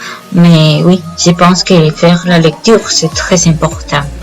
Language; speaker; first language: French; non-native, learner; Spanish